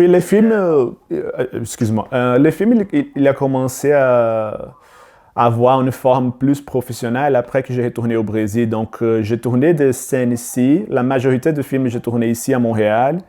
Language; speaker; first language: French; non-native, learner; Portuguese